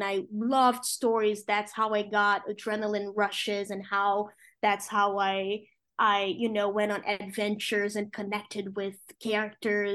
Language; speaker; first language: English; non-native, fluent; Portuguese